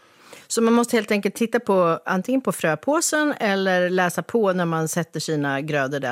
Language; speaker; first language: Swedish; native; Swedish